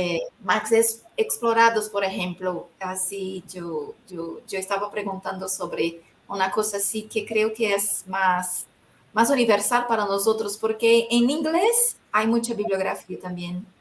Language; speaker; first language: Spanish; non-native, fluent; Portuguese